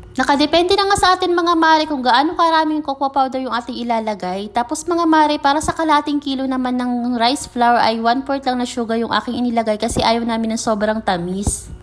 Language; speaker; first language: Filipino; non-native, local second language; Waray